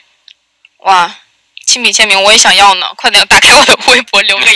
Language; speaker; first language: Chinese; native; Chinese